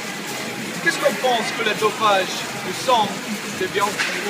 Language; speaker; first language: French; non-native, learner; English